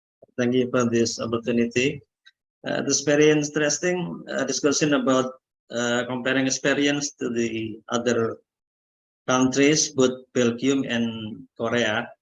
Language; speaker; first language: English; non-native, learner; Indonesian